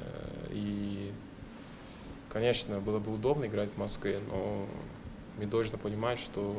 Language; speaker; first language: Russian; non-native, fluent; Portuguese